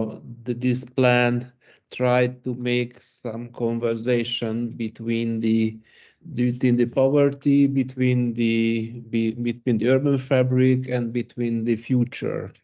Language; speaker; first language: English; non-native, learner; Hungarian